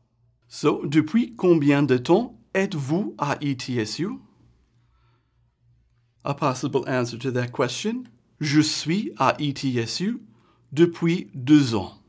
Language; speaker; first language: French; non-native, fluent; English